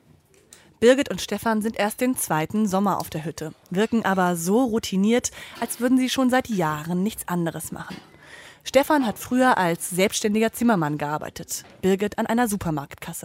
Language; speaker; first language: German; native; German